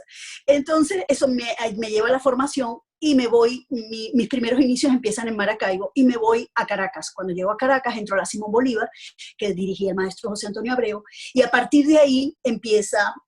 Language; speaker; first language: Spanish; native; Spanish